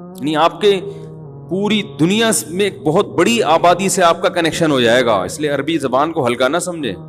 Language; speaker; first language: Urdu; native; Urdu